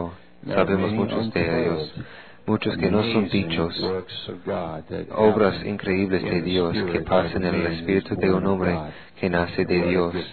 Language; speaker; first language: Spanish; non-native, learner; English